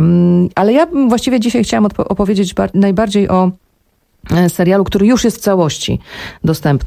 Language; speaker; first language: Polish; native; Polish